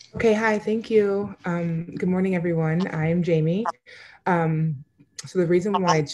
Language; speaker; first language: English; native; English